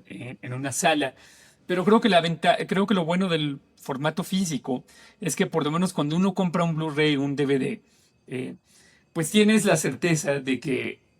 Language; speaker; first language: Spanish; native; Spanish